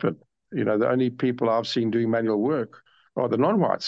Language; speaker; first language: English; native; English